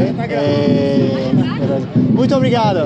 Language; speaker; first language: Portuguese; non-native, learner; Turkish